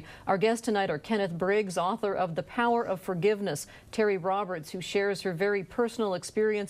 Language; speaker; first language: English; native; English